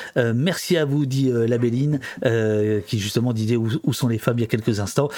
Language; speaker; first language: French; native; French